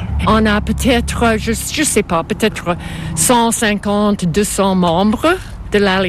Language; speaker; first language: French; non-native, fluent; English